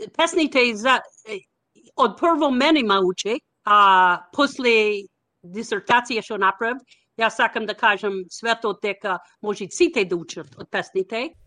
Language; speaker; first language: Macedonian; non-native, learner; English